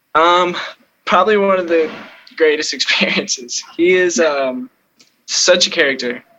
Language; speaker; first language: English; native; English